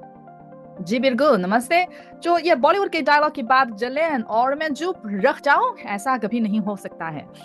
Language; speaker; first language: Hindi; non-native, fluent; Chinese